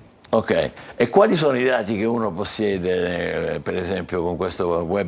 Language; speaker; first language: Italian; native; Italian